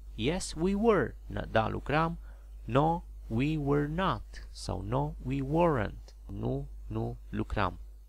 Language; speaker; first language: English; non-native, fluent; Romanian